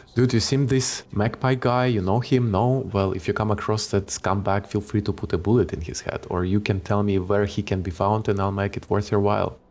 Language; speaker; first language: English; non-native, fluent; Ukrainian